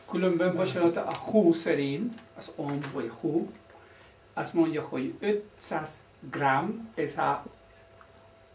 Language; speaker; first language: Hungarian; non-native, fluent; Spanish